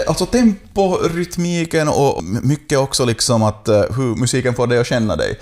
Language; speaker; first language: Swedish; native; Swedish